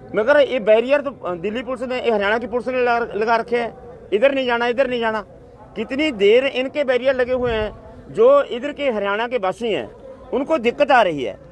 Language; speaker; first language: Hindi; non-native, local second language; Punjabi